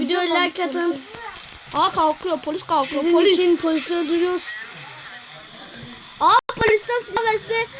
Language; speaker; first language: Turkish; native; Turkish